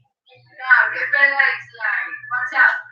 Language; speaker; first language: English; non-native, learner; Spanish